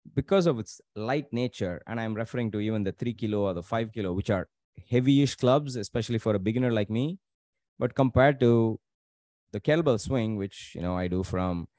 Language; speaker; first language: English; non-native, local second language; Tamil